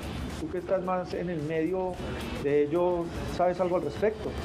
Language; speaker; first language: Spanish; native; Spanish